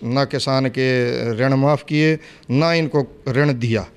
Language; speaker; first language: Hindi; native; Hindi